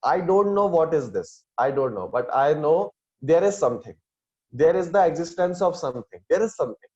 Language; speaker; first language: English; non-native, local second language; Hindi